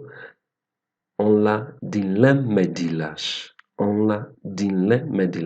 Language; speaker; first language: Turkish; non-native, fluent; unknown